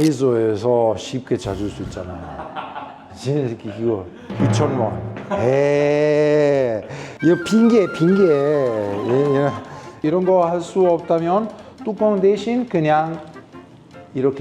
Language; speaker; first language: Korean; non-native, fluent; Italian